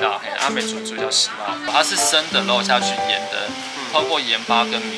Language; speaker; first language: Chinese; native; Chinese